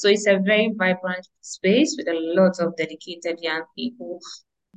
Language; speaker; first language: English; non-native, local second language; Ewe